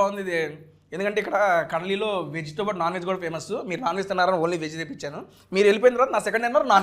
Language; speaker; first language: Telugu; native; Telugu